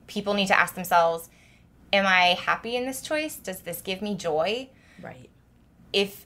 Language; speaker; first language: English; native; English